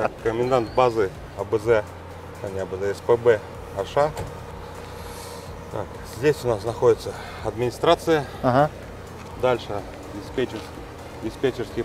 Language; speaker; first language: Russian; native; Russian